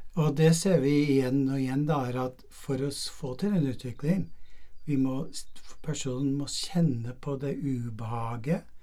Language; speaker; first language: Norwegian; non-native, fluent; English